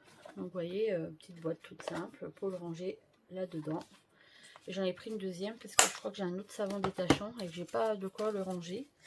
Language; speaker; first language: French; native; French